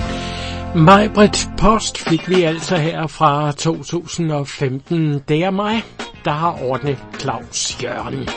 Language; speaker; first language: Danish; native; Danish